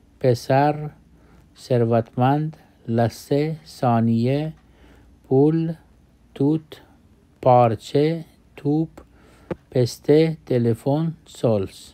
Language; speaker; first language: Persian; non-native, fluent; Urdu